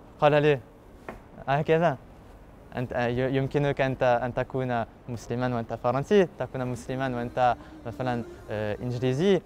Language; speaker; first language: Arabic; non-native, learner; French